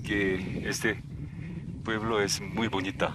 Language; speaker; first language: Spanish; non-native, learner; Korean